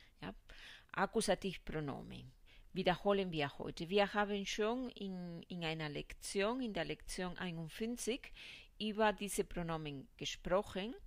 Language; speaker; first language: German; non-native, fluent; Spanish